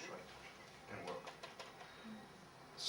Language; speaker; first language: English; non-native, learner; Italian